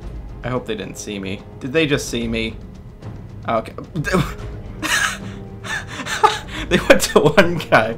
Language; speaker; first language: English; native; English